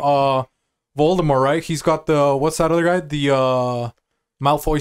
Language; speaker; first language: English; native; English